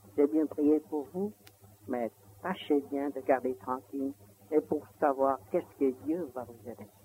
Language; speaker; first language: French; non-native, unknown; Vietnamese